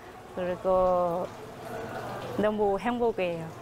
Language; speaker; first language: Korean; non-native, fluent; Vietnamese